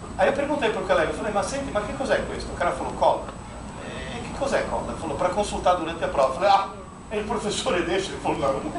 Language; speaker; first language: Portuguese; non-native, fluent; Italian